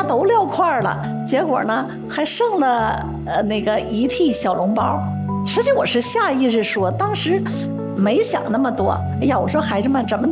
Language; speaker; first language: Chinese; native; Chinese